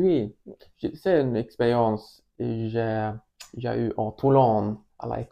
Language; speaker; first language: French; non-native, learner; Swedish